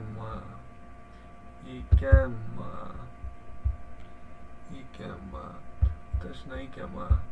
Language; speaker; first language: Japanese; non-native, learner; English